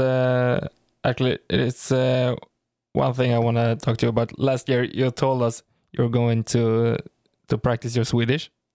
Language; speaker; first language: English; non-native, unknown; Swedish